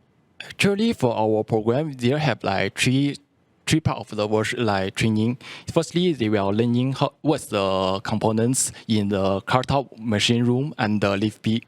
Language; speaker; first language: English; non-native, local second language; Chinese